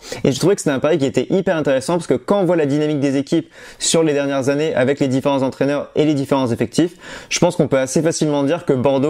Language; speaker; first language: French; native; French